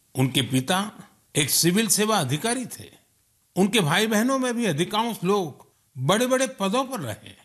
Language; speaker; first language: Hindi; non-native, local second language; Gujarati